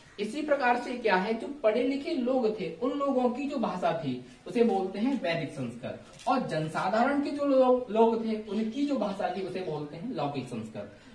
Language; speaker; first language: Hindi; native; Hindi